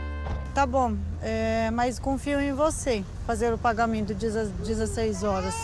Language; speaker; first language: Portuguese; non-native, learner; Arabic